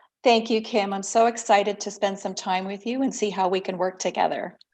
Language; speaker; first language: English; native; English